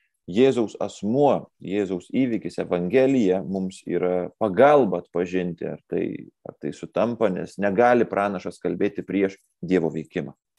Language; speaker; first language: Lithuanian; native; Lithuanian